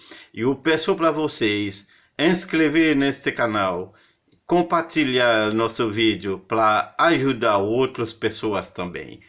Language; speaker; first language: Portuguese; non-native, fluent; Haitian Creole